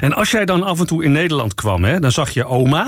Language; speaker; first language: Dutch; non-native, learner; Portuguese